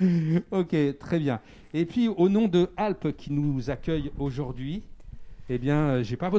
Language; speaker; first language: French; native; French